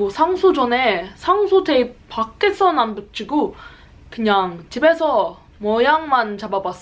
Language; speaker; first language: Korean; early bilingual, heritage; Korean